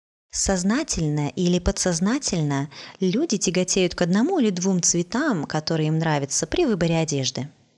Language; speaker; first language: Russian; native; Russian